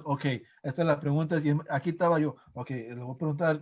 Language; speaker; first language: Spanish; early bilingual, heritage; English